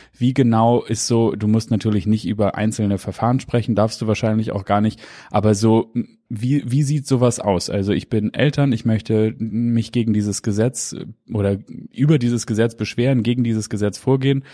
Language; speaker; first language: German; native; German